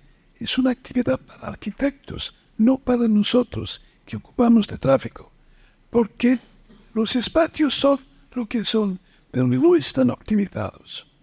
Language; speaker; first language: Spanish; non-native, fluent; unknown